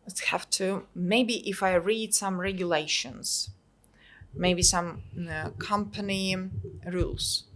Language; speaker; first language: English; non-native, fluent; Ukrainian